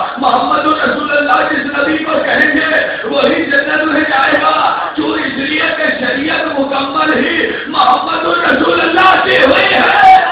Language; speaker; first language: Urdu; native; Urdu